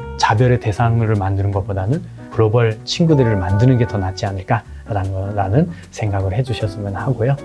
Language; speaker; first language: Korean; non-native, fluent; Nepali